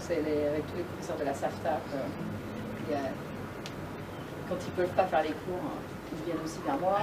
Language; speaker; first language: French; native; French